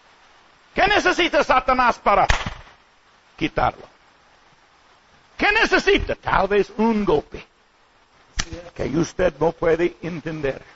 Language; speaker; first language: Spanish; non-native, learner; English